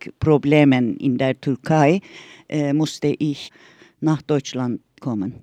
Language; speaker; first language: German; non-native, learner; Turkish